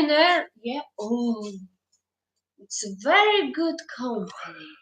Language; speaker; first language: English; non-native, learner; Ukrainian